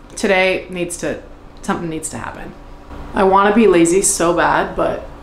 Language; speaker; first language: English; native; English